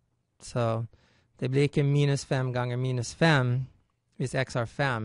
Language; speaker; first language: Norwegian; non-native, fluent; English